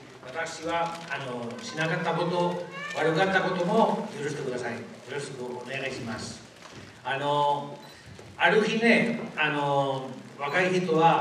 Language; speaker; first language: Japanese; non-native, fluent; Spanish